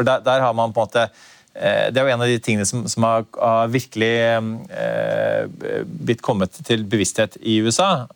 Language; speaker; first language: Norwegian; native; Norwegian